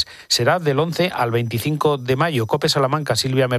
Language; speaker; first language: Spanish; native; Spanish